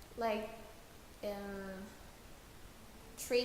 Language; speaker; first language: English; non-native, fluent; Spanish